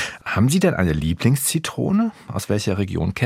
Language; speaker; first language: German; native; German